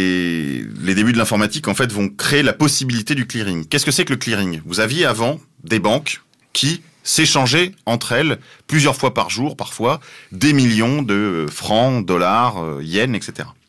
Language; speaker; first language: French; native; French